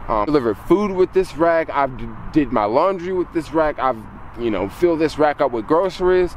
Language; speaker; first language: English; native; English